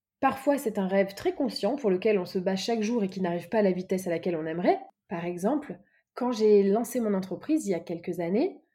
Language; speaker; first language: French; native; French